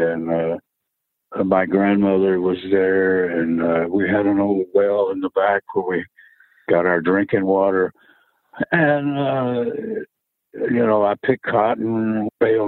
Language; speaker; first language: English; native; English